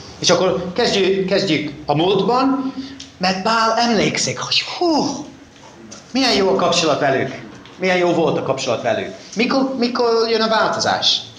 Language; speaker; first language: Hungarian; non-native, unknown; English